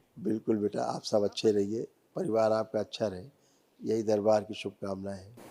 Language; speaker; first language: Hindi; native; Hindi